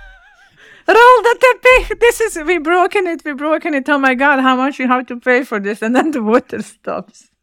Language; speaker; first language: English; non-native, fluent; Bosnian